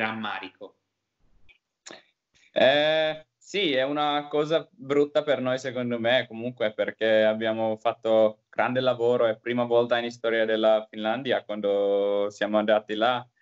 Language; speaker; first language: Italian; non-native, learner; Finnish